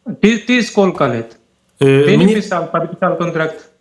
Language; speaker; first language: Russian; non-native, learner; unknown